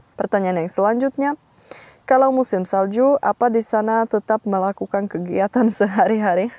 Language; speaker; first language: Indonesian; non-native, fluent; Czech